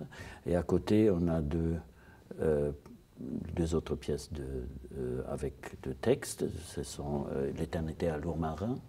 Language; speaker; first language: French; non-native, fluent; German